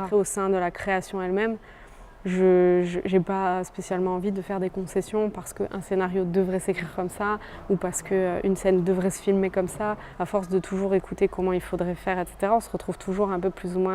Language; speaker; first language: French; native; French